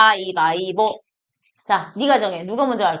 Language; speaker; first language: Korean; native; Korean